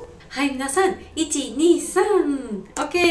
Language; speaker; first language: Japanese; non-native, learner; Georgian